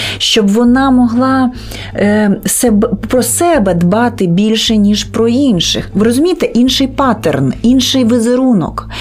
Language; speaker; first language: Ukrainian; native; Ukrainian